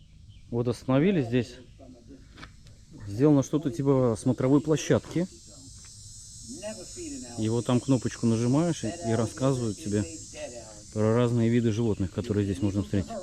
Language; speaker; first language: Russian; native; Russian